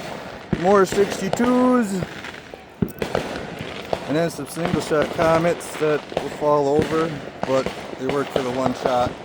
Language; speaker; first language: English; native; English